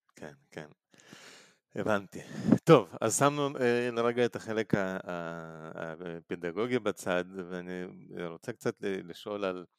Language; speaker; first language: Hebrew; non-native, fluent; Russian